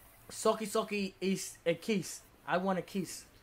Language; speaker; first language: English; non-native, learner; Spanish